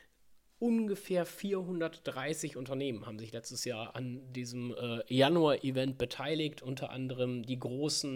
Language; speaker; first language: German; native; German